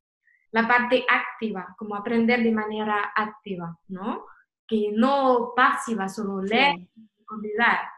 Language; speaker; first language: Spanish; non-native, fluent; French